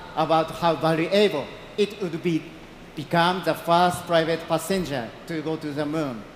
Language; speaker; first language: English; non-native, learner; Japanese